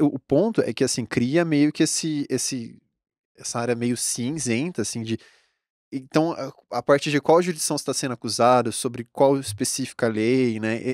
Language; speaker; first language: Portuguese; native; Portuguese